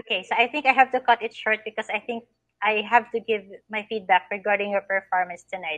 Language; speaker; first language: English; non-native, fluent; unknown